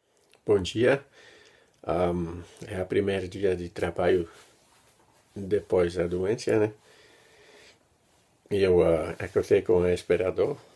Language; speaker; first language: Portuguese; non-native, fluent; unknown